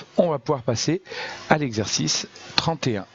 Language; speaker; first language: French; native; French